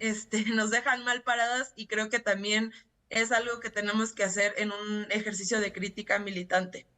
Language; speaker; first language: Spanish; native; Spanish